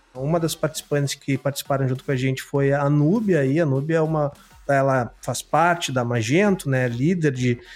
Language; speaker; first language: Portuguese; native; Portuguese